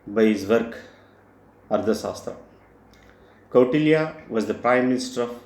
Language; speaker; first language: English; non-native, local second language; Telugu